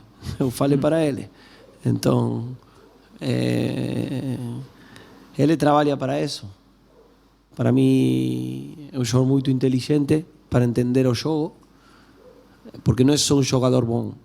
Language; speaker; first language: Portuguese; non-native, learner; Spanish